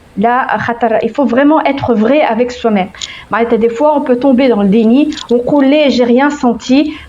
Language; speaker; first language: French; non-native, local second language; Arabic